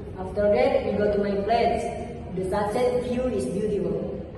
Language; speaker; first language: English; non-native, learner; Indonesian